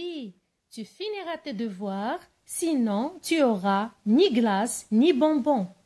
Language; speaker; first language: French; non-native, local second language; Arabic